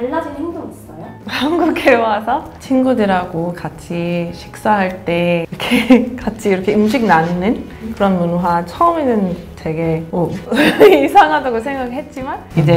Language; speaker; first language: Korean; non-native, fluent; English